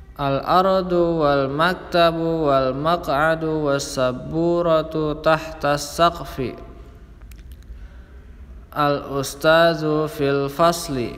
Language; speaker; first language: Arabic; non-native, fluent; Indonesian